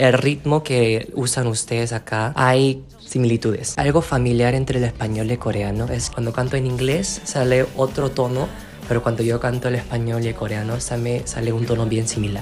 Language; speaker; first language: Spanish; non-native, fluent; Korean